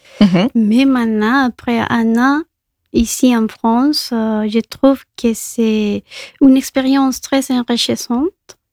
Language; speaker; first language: French; non-native, fluent; Spanish